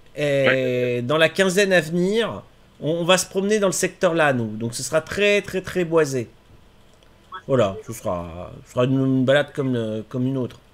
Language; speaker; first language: French; native; French